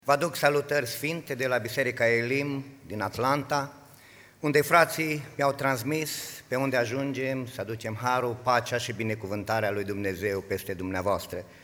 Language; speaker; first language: Romanian; native; Romanian